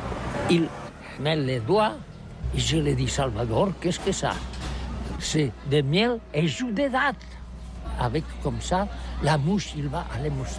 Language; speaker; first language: French; non-native, learner; Catalan